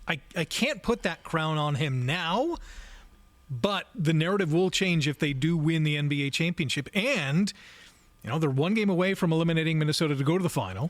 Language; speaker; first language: English; native; English